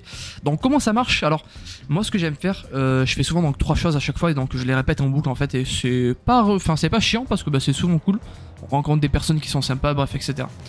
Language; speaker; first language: French; native; French